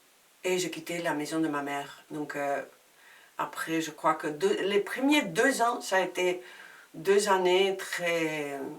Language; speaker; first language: French; non-native, fluent; Spanish